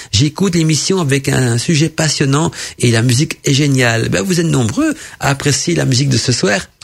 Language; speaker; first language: French; non-native, fluent; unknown